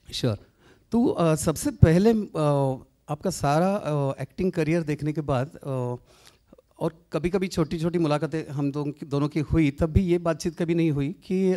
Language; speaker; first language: Hindi; non-native, local second language; Marathi